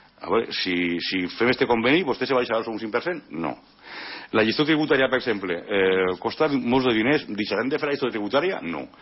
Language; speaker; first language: Catalan; non-native, local second language; Spanish